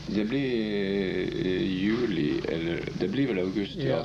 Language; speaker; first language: Norwegian; native; Norwegian